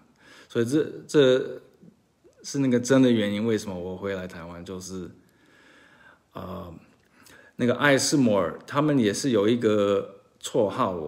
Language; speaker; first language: Chinese; early bilingual, heritage; Chinese